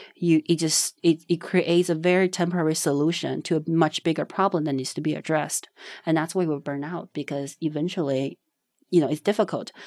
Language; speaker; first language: English; non-native, fluent; Chinese